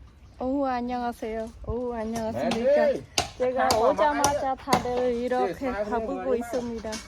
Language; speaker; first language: Korean; non-native, fluent; Khmer